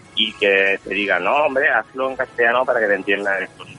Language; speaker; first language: Spanish; non-native, local second language; Catalan